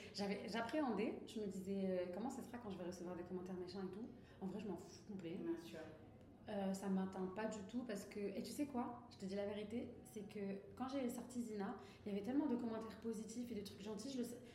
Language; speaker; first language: French; non-native, local second language; Arabic